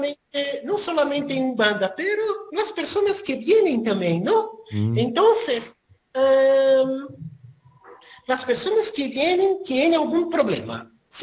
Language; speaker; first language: Portuguese; non-native, fluent; Spanish